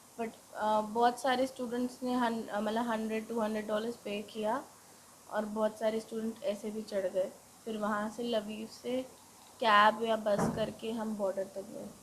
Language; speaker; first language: Hindi; native; Hindi